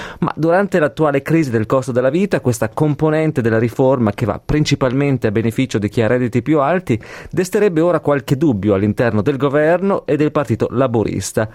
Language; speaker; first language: Italian; native; Italian